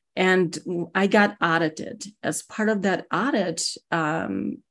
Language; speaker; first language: English; non-native, fluent; Russian